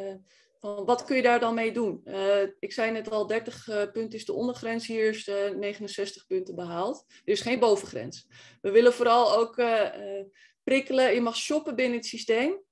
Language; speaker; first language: Dutch; native; Dutch